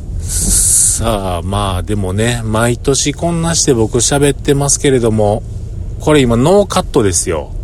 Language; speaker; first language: Japanese; native; Japanese